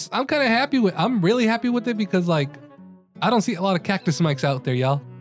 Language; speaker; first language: English; early bilingual, other home language; Spanish